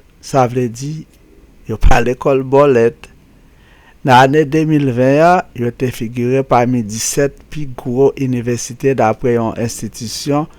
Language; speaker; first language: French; non-native, local second language; Haitian Creole